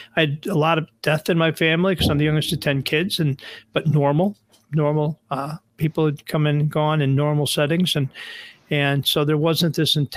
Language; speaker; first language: English; native; English